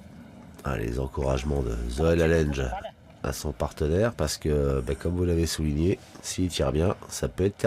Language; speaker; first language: French; native; French